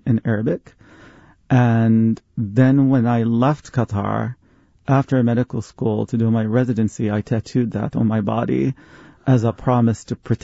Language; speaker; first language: English; non-native, fluent; Arabic